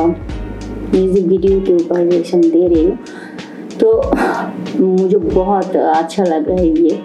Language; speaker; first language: Hindi; non-native, fluent; Bangla